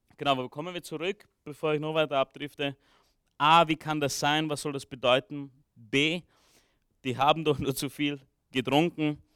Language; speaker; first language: German; early bilingual, other home language; Romanian